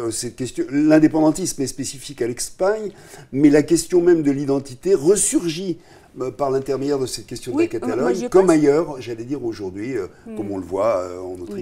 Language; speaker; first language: French; native; French